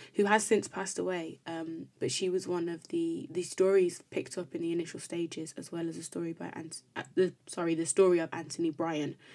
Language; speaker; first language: English; native; English